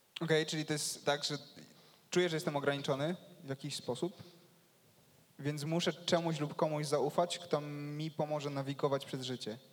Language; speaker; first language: Polish; native; Polish